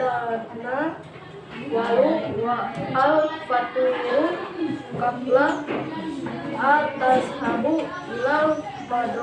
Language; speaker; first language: Arabic; non-native, learner; Indonesian